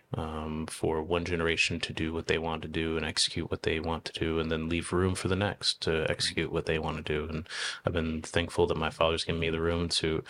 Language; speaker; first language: English; native; English